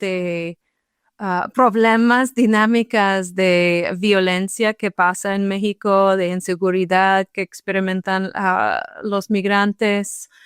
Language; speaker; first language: Spanish; non-native, fluent; English